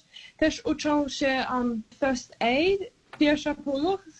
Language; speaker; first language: Polish; early bilingual, heritage; Polish